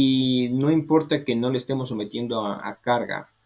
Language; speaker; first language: Spanish; native; Spanish